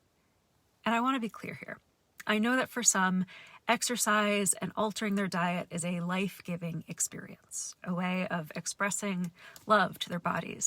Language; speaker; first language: English; native; English